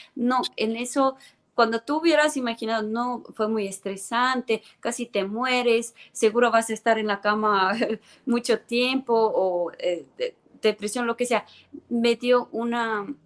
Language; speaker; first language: Spanish; non-native, fluent; Estonian